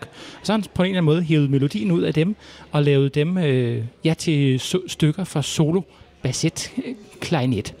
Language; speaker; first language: Danish; native; Danish